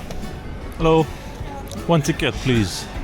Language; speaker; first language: English; non-native, learner; Lithuanian